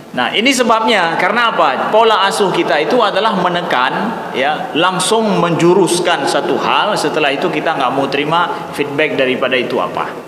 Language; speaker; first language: Malay; non-native, local second language; Achinese